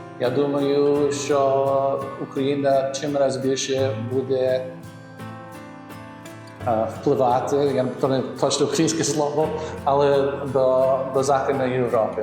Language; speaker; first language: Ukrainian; early bilingual, heritage; Ukrainian